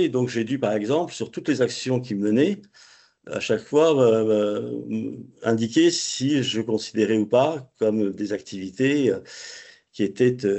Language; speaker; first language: French; native; French